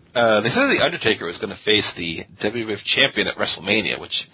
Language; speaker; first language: English; native; English